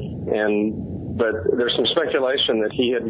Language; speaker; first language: English; native; English